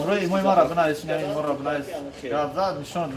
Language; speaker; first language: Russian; non-native, fluent; Tajik